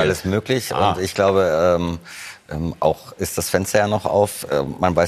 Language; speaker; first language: German; native; German